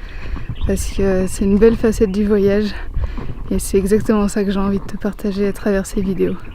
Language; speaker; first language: French; native; French